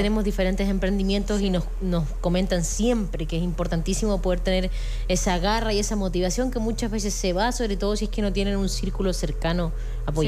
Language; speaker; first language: Spanish; native; Spanish